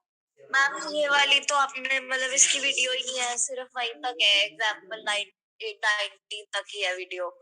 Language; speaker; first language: Hindi; native; Hindi